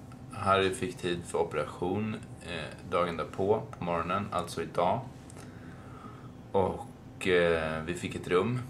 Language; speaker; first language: Swedish; native; Swedish